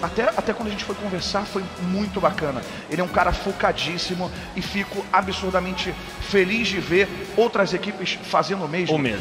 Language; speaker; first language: Portuguese; native; Portuguese